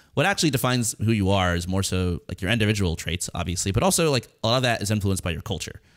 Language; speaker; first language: English; native; English